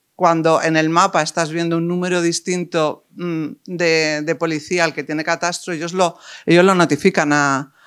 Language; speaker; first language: Spanish; native; Spanish